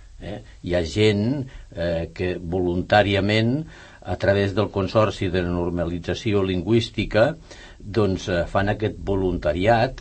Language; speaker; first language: Catalan; native; Catalan